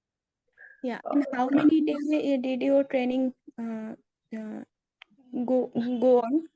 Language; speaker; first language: English; non-native, learner; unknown